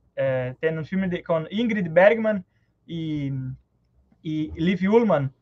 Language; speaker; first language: Spanish; non-native, learner; Portuguese